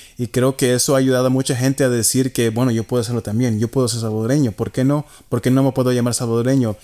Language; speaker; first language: Spanish; early bilingual, heritage; Spanish